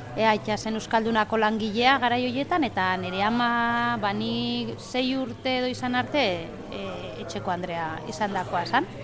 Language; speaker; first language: Basque; non-native, local second language; Spanish